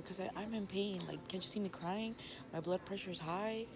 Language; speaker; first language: English; native; English